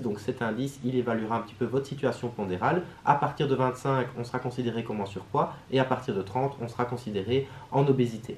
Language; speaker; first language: French; native; French